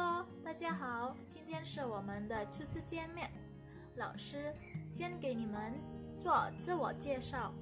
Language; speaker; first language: Chinese; non-native, fluent; Indonesian